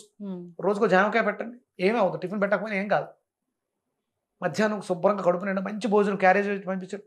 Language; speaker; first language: Telugu; native; Telugu